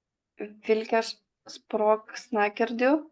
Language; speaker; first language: Norwegian; non-native, learner; Lithuanian